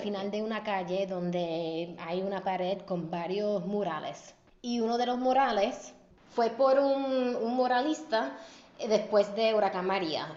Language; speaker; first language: Spanish; non-native, fluent; English